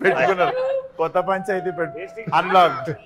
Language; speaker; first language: Telugu; native; Telugu